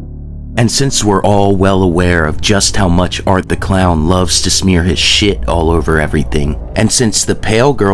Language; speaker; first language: English; native; English